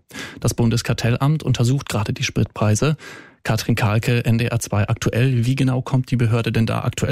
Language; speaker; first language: German; native; German